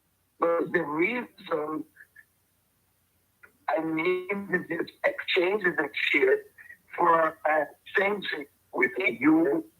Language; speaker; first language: English; non-native, learner; Portuguese